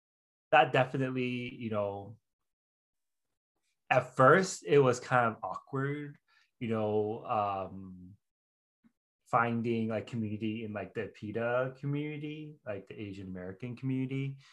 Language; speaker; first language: English; non-native, local second language; Cantonese